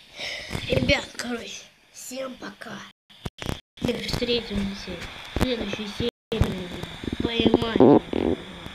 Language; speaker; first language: Russian; native; Russian